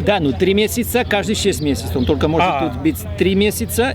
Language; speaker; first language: Russian; non-native, fluent; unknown